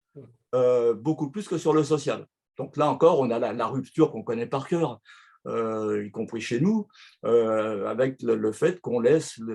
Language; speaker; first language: French; native; French